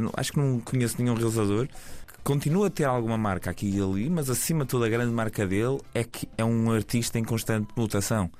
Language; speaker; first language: Portuguese; native; Portuguese